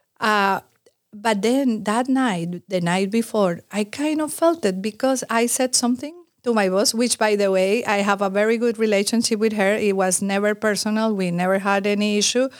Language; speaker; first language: English; non-native, fluent; Spanish